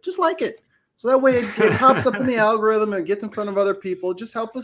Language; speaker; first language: English; native; English